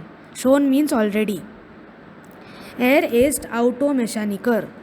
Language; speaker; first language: German; non-native, fluent; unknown